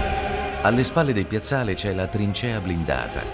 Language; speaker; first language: Italian; native; Italian